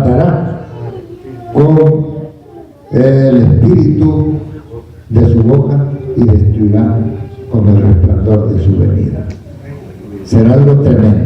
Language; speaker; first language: Spanish; native; Spanish